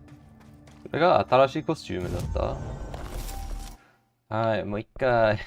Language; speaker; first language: Japanese; non-native, learner; English